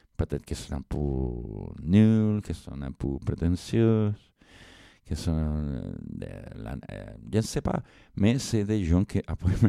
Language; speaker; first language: French; non-native, fluent; Spanish